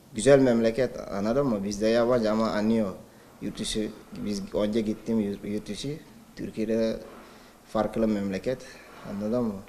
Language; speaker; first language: Turkish; non-native, learner; French